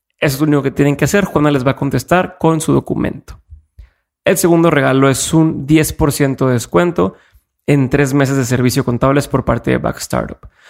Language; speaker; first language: Spanish; native; Spanish